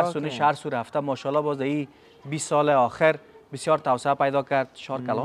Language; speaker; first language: Persian; native; Persian